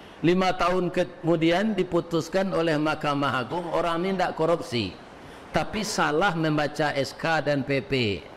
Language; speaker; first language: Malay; non-native, local second language; Minangkabau